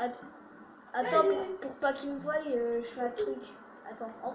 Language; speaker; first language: French; native; French